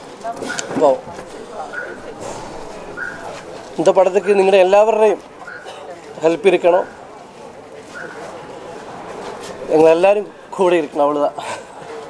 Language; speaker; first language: Tamil; non-native, learner; Malayalam